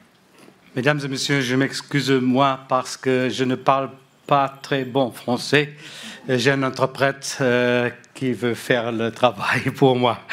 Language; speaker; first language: French; non-native, learner; German